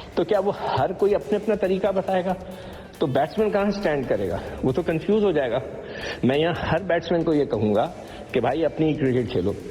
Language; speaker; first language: Urdu; non-native, local second language; Punjabi